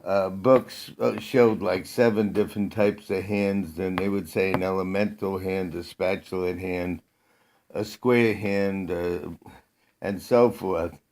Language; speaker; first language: English; native; English